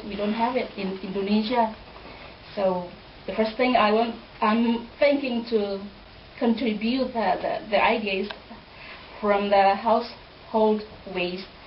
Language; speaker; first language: English; non-native, fluent; Indonesian